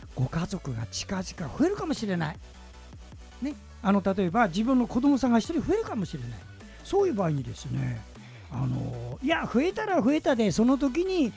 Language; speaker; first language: Japanese; native; Japanese